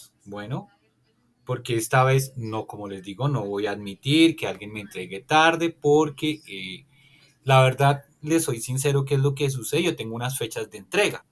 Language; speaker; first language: Spanish; native; Spanish